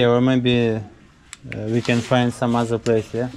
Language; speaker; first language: English; non-native, learner; Russian